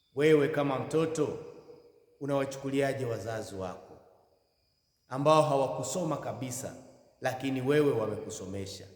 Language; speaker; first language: Swahili; native; Swahili